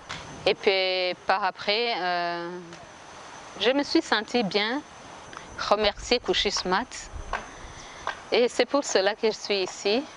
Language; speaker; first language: French; non-native, local second language; Kinyarwanda